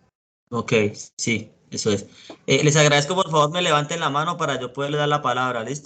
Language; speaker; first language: Spanish; native; Spanish